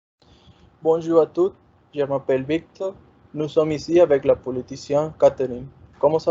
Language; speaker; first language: French; non-native, learner; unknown